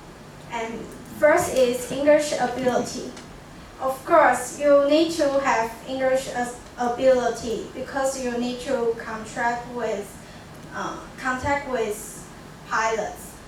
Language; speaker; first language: English; non-native, learner; Chinese